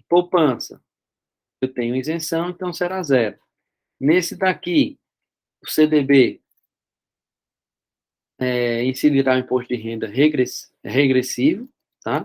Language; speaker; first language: Portuguese; native; Portuguese